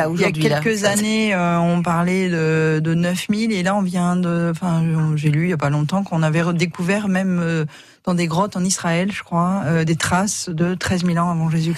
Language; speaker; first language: French; native; French